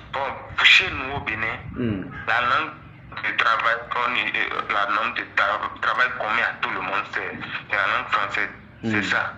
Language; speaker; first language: French; non-native, local second language; Fon